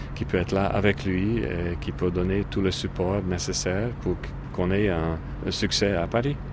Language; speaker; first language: French; non-native, fluent; Hungarian